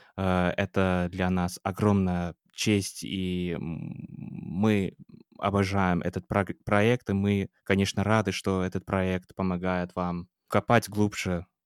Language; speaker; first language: Russian; non-native, fluent; English